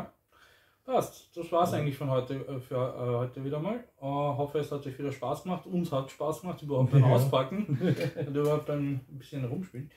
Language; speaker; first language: German; native; German